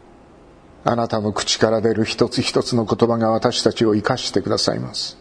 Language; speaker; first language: Japanese; native; Japanese